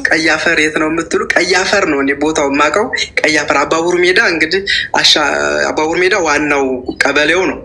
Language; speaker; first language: Amharic; native; Amharic